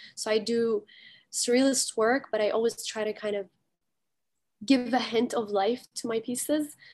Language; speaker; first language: English; early bilingual, heritage; Arabic